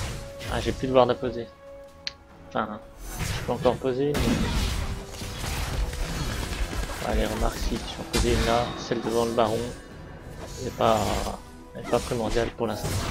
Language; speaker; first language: French; native; French